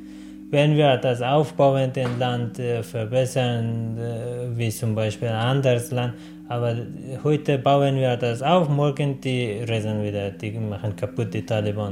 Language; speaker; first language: German; non-native, learner; Persian